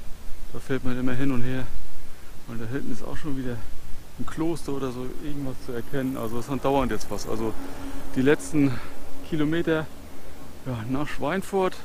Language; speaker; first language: German; native; German